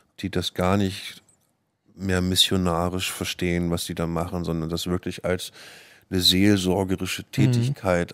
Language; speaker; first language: German; native; German